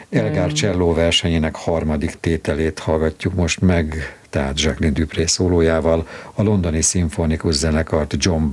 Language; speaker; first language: Hungarian; native; Hungarian